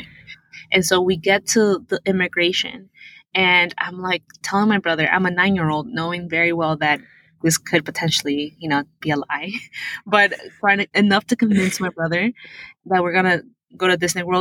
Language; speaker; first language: English; early bilingual, other home language; Spanish